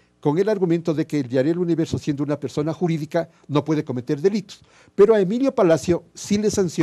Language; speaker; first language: Spanish; native; Spanish